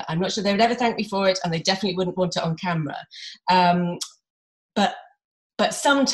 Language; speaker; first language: English; native; English